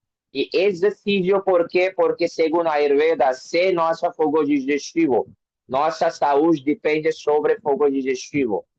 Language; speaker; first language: Portuguese; non-native, learner; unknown